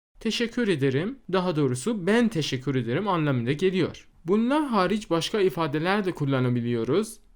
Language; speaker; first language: Turkish; non-native, fluent; Persian